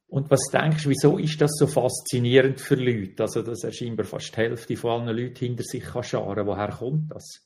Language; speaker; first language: German; native; German